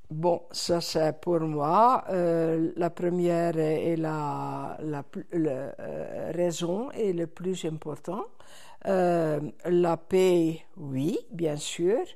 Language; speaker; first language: French; non-native, fluent; Dutch